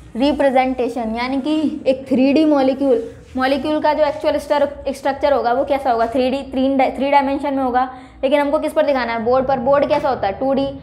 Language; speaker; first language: Hindi; native; Hindi